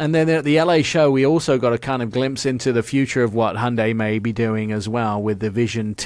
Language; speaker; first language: English; native; English